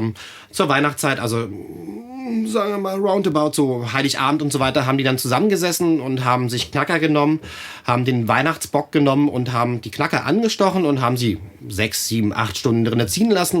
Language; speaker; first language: German; native; German